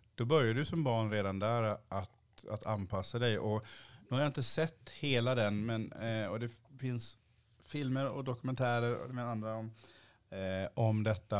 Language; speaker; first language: Swedish; early bilingual, other home language; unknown